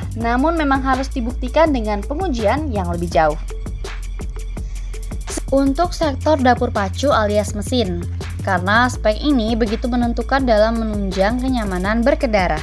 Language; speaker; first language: Indonesian; native; Indonesian